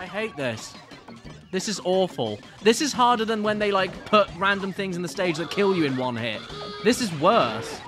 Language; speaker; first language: English; native; English